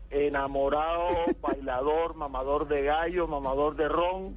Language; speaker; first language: Spanish; native; Spanish